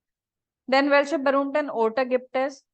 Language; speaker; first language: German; non-native, fluent; Marathi